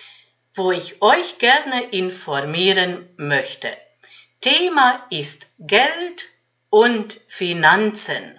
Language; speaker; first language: German; non-native, fluent; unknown